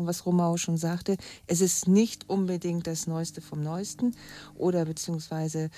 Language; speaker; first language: German; native; German